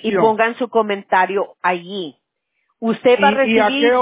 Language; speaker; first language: Spanish; early bilingual, heritage; Spanish